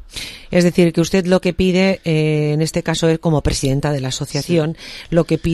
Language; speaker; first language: Spanish; non-native, local second language; Catalan